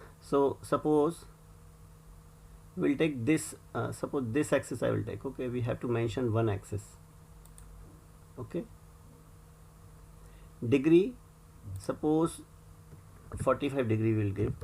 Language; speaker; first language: English; non-native, local second language; Hindi